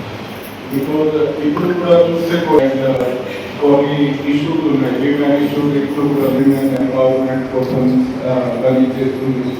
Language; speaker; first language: Telugu; non-native, fluent; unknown